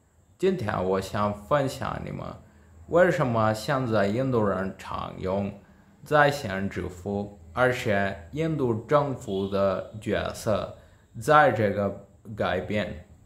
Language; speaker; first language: Chinese; non-native, learner; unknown